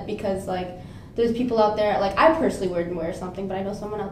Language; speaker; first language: English; native; English